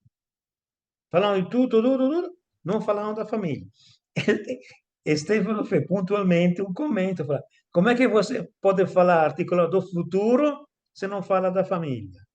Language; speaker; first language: Portuguese; non-native, fluent; Italian